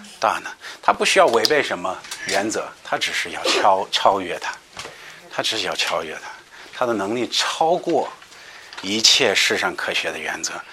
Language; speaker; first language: Chinese; non-native, fluent; English